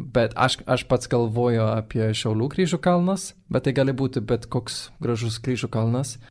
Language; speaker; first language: Lithuanian; non-native, fluent; Swedish